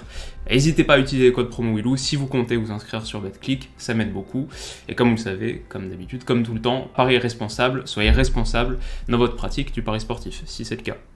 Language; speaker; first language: French; native; French